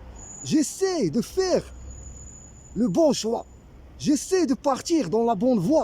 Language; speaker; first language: French; non-native, local second language; Arabic